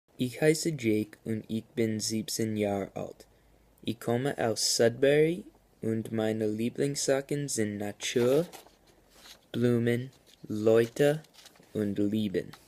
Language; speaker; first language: German; non-native, learner; English